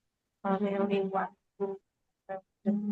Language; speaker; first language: English; non-native, learner; Indonesian